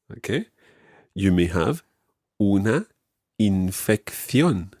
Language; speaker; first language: Spanish; non-native, fluent; English